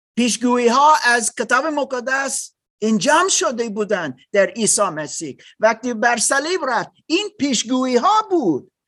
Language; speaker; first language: Persian; non-native, learner; German